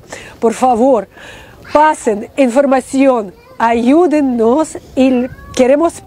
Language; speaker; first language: Spanish; non-native, fluent; Ukrainian